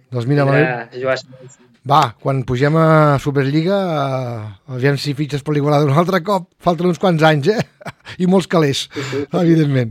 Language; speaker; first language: Catalan; native; Catalan